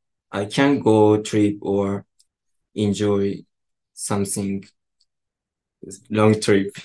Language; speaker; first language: English; non-native, learner; Japanese